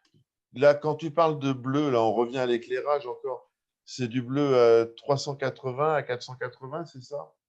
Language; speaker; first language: French; native; French